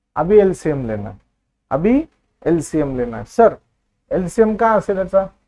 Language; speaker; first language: Hindi; non-native, local second language; Marathi